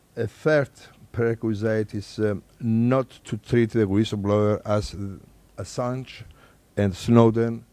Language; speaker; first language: English; non-native, fluent; Greek